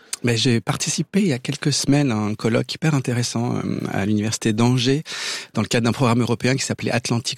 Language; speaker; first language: French; native; French